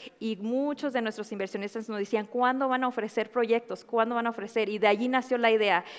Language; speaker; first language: Spanish; early bilingual, heritage; Spanish